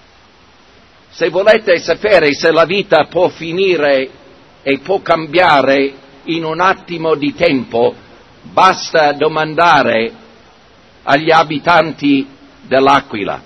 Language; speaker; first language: Italian; non-native, fluent; English